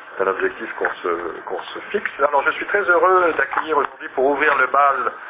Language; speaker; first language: French; native; French